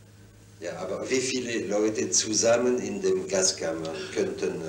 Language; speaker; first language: German; non-native, fluent; French